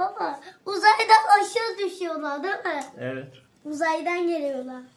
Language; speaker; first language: Turkish; native; Turkish